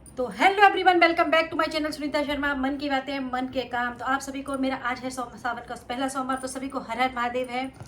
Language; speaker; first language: Hindi; native; Hindi